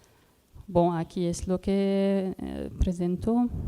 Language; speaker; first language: Spanish; non-native, learner; Arabic